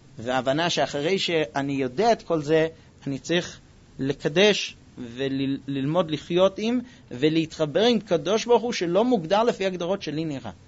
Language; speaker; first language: Hebrew; non-native, fluent; English